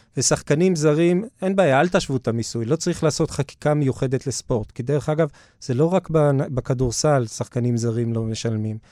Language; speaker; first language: Hebrew; early bilingual, other home language; English